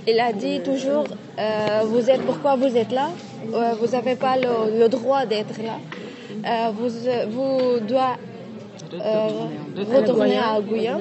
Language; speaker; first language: French; non-native, learner; Arabic